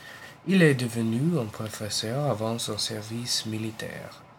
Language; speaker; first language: French; non-native, learner; English